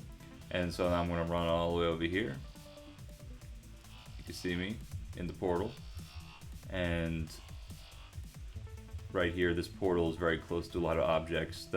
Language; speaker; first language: English; native; English